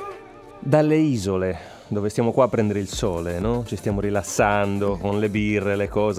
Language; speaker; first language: Italian; native; Italian